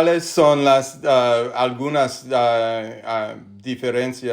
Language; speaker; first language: Spanish; non-native, learner; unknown